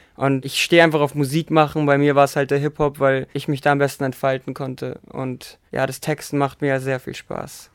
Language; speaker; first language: German; native; German